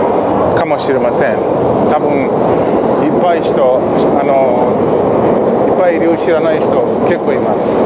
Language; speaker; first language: Japanese; non-native, learner; Swahili